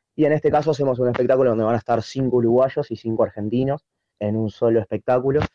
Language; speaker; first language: Spanish; native; Spanish